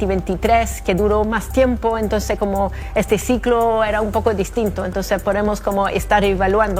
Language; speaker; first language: Spanish; non-native, fluent; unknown